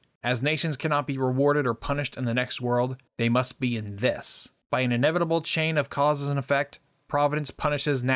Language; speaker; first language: English; native; English